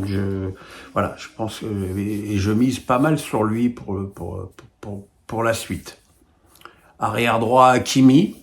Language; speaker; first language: French; native; French